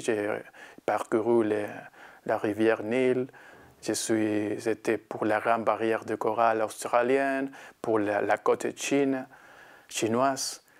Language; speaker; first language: French; non-native, learner; Spanish